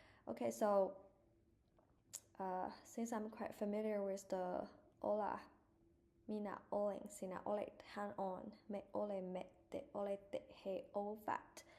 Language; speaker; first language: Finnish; non-native, learner; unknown